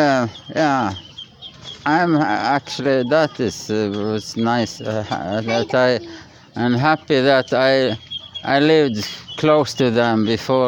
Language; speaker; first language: English; non-native, learner; Norwegian